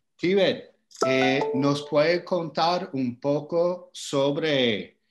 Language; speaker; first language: Spanish; non-native, fluent; English